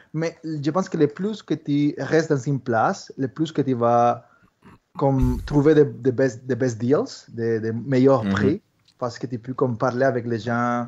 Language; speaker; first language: French; early bilingual, other home language; Spanish